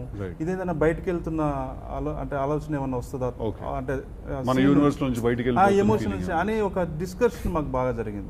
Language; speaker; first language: Telugu; native; Telugu